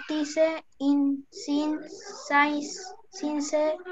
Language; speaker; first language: English; non-native, learner; Spanish